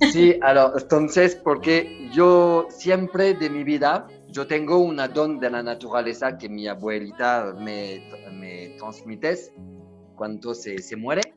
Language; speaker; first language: Spanish; non-native, learner; French